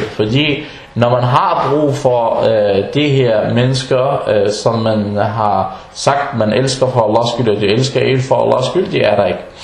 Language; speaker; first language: Danish; early bilingual, other home language; Arabic